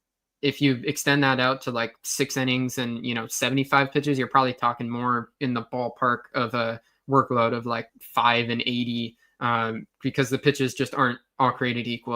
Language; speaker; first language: English; native; English